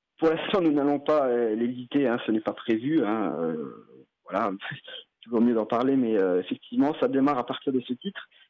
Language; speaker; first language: French; native; French